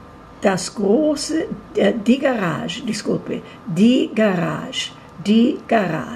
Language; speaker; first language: German; non-native, fluent; Portuguese